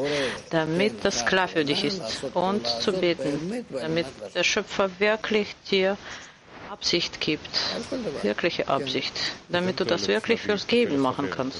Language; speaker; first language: German; non-native, fluent; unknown